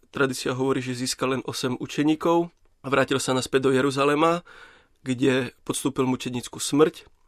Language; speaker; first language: Slovak; native; Slovak